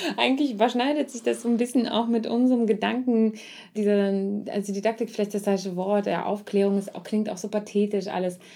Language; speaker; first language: German; early bilingual, other home language; Russian